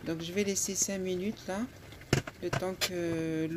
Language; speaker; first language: French; non-native, local second language; Arabic